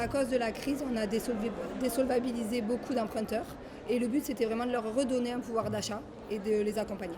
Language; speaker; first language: French; native; French